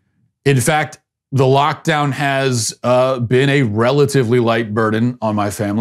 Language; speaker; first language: English; native; English